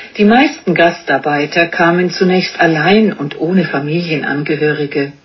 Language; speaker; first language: German; native; German